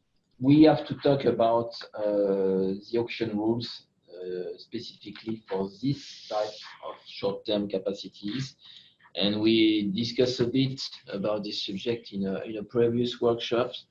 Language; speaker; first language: English; non-native, fluent; French